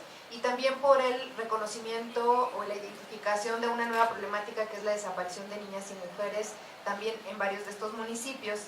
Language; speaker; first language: Spanish; native; Spanish